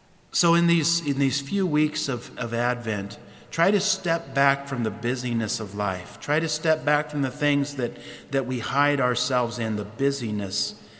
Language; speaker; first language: English; native; English